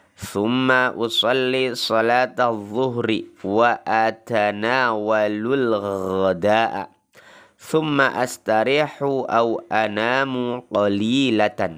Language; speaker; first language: Arabic; non-native, learner; Indonesian